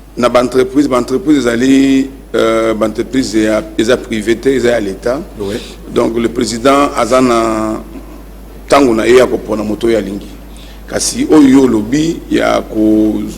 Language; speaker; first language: Lingala; non-native, local second language; Mongo